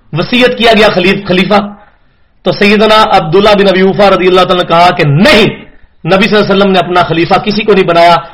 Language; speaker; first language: Urdu; non-native, local second language; Punjabi